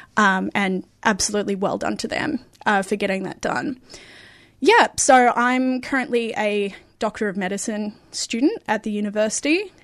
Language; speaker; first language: English; native; English